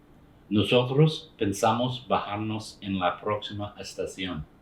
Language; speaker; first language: Spanish; non-native, learner; English